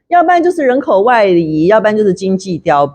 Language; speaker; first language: Chinese; native; Chinese